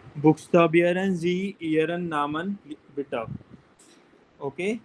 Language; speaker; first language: German; non-native, fluent; Hindi